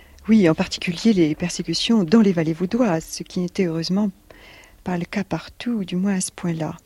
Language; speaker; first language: French; native; French